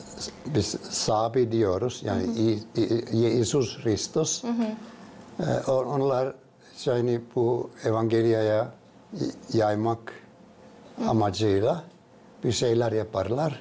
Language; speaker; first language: Turkish; non-native, fluent; Finnish